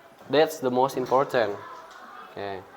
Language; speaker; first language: English; non-native, fluent; Indonesian